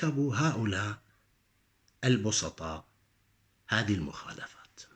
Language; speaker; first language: Arabic; native; Arabic